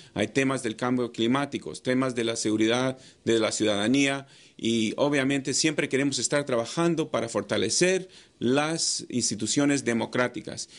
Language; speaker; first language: Spanish; non-native, fluent; English